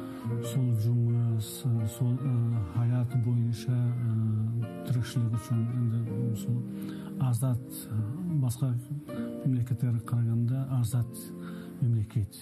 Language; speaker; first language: Kazakh; non-native, learner; Tajik